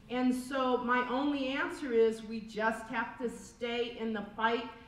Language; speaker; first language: English; native; English